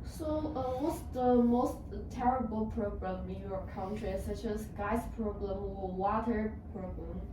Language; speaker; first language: English; non-native, learner; Chinese